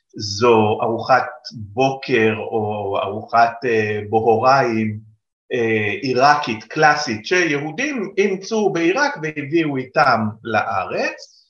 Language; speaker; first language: Hebrew; native; Hebrew